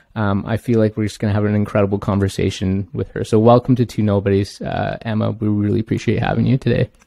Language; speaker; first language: English; native; English